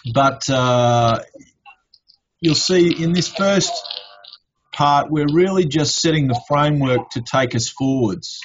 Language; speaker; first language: English; native; English